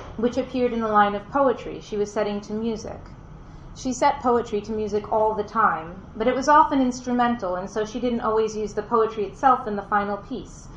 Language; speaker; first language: English; native; English